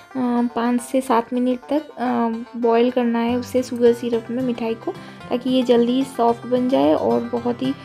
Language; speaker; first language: Hindi; non-native, local second language; Odia